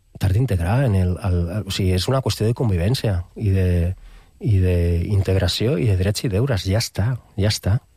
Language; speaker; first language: Catalan; non-native, local second language; Spanish